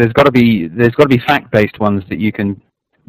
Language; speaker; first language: English; native; English